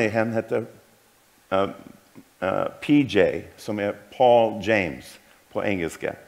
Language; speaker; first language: Swedish; non-native, fluent; English